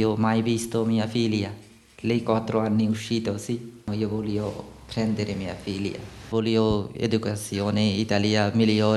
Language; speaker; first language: Italian; non-native, learner; Bangla